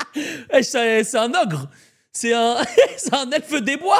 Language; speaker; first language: French; native; French